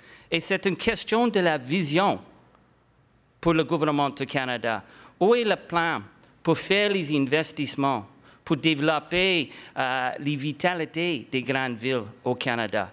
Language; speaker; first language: French; non-native, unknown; English